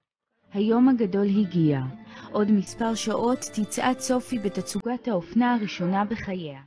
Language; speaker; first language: Hebrew; native; Hebrew